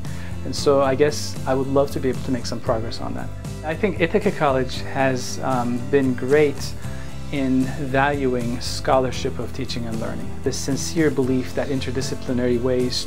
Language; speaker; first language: English; non-native, fluent; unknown